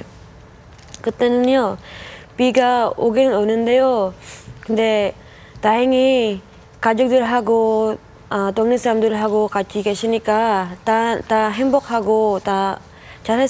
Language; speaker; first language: Korean; non-native, learner; Filipino